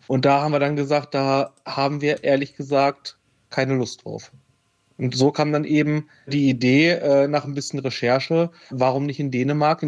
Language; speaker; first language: German; native; German